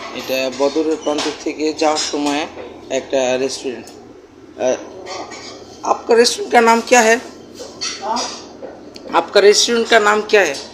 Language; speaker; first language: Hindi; non-native, learner; Bangla